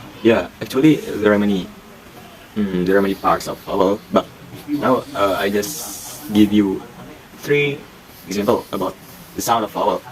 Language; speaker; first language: English; non-native, learner; Indonesian